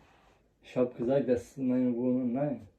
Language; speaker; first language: German; non-native, learner; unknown